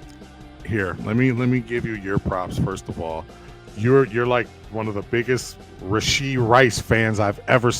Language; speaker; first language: English; native; English